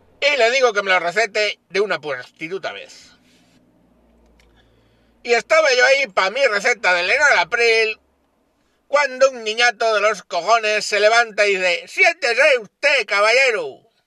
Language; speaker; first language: Spanish; native; Spanish